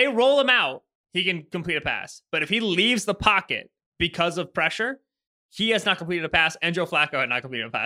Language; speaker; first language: English; native; English